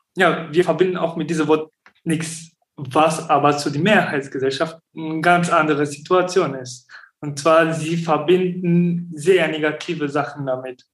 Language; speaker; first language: German; early bilingual, other home language; Romanian